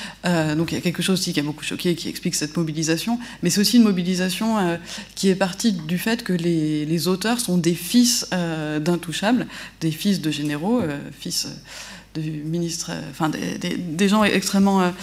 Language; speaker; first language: French; native; French